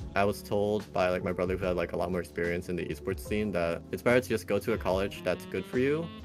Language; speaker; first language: English; native; English